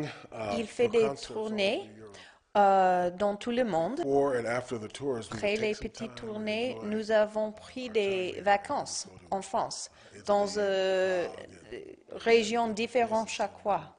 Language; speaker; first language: French; non-native, learner; English